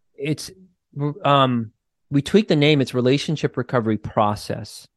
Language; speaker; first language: English; native; English